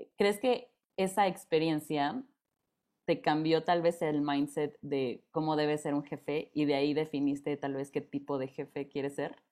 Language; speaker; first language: Spanish; native; Spanish